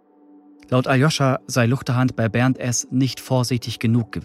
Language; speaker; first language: German; native; German